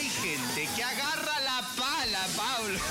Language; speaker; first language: Spanish; native; Spanish